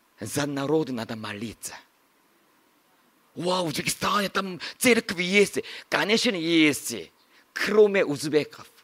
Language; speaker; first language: Russian; non-native, learner; Korean